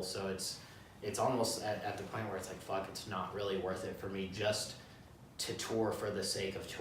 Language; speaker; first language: English; native; English